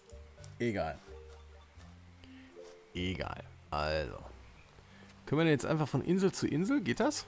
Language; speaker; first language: German; native; German